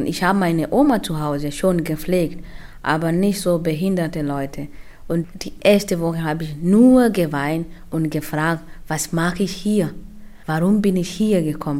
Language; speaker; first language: German; non-native, learner; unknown